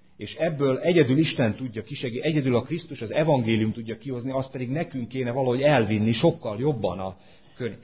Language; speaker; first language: Hungarian; native; Hungarian